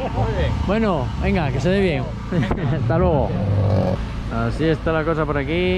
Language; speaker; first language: Spanish; native; Spanish